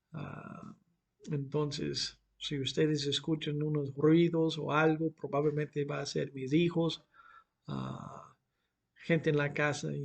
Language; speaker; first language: Spanish; non-native, fluent; English